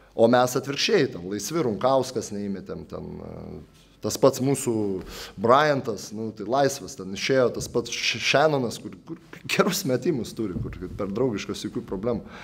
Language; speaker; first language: Lithuanian; native; Lithuanian